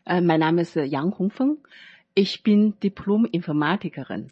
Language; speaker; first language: German; non-native, learner; Chinese